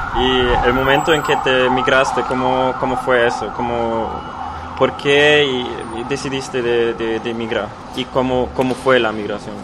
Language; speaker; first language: Spanish; non-native, fluent; German